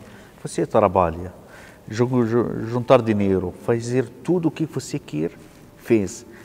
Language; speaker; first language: Portuguese; non-native, learner; Arabic